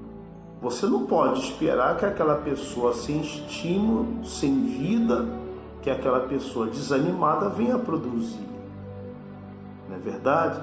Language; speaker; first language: Portuguese; native; Portuguese